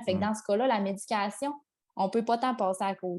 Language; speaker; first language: French; native; French